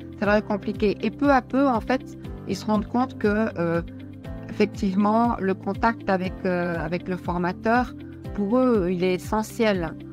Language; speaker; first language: French; non-native, fluent; Spanish